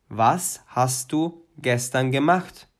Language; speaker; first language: German; non-native, fluent; Albanian